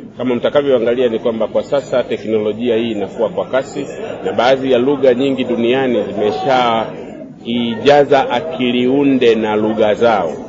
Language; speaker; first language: Swahili; native; Swahili